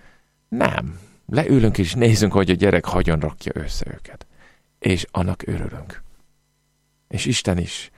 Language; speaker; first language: Hungarian; non-native, fluent; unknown